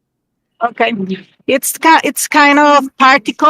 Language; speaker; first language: English; non-native, learner; Spanish